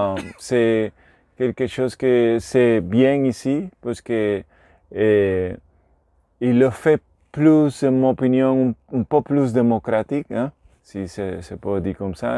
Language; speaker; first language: French; non-native, learner; Spanish